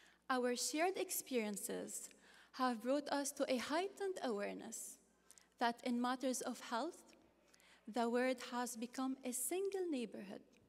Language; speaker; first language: English; non-native, fluent; Arabic